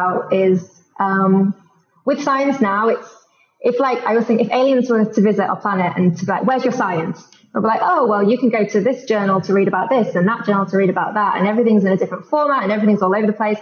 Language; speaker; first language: English; native; English